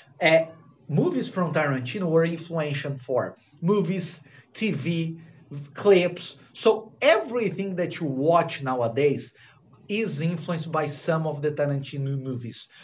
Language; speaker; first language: English; non-native, fluent; Portuguese